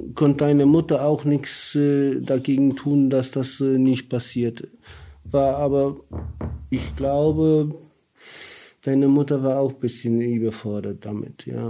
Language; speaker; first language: German; non-native, learner; Polish